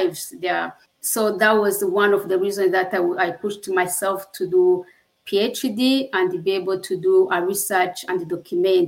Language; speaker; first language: English; non-native, local second language; Kinyarwanda